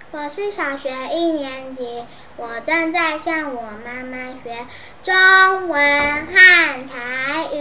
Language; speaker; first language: Chinese; early bilingual, heritage; Chinese